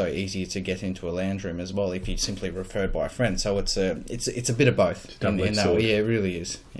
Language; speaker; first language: English; native; English